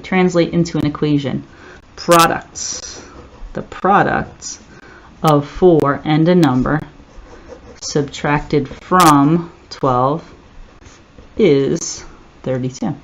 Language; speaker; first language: English; native; English